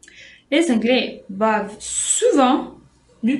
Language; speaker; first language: French; non-native, fluent; Portuguese